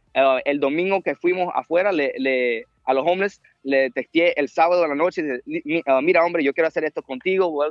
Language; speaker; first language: Spanish; early bilingual, heritage; Spanish